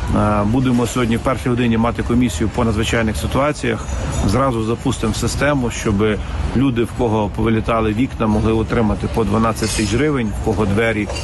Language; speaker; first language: Ukrainian; native; Ukrainian